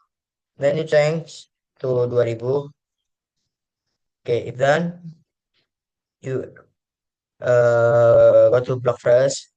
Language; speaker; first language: English; non-native, learner; Indonesian